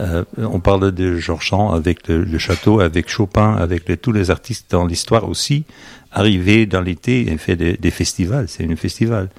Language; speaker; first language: French; non-native, learner; Dutch